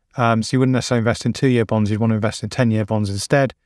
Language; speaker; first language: English; native; English